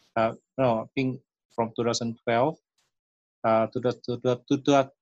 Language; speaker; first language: English; non-native, fluent; Indonesian